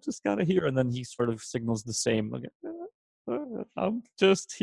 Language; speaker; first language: English; non-native, fluent; Hebrew